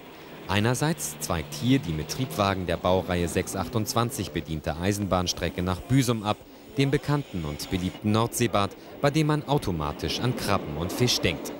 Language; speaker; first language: German; native; German